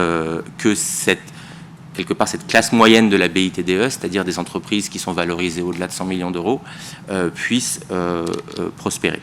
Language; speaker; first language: French; native; French